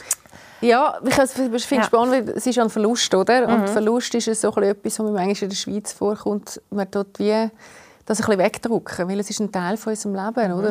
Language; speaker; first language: German; native; German